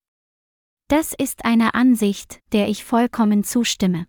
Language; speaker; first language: German; non-native, learner; Vietnamese